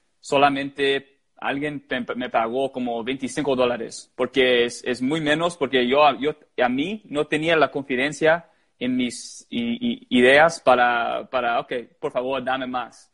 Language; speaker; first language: Spanish; early bilingual, heritage; English